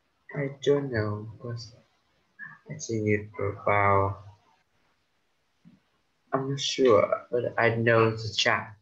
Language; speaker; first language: English; non-native, learner; Vietnamese